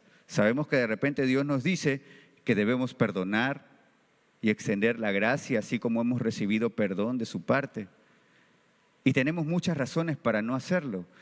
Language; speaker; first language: Spanish; native; Spanish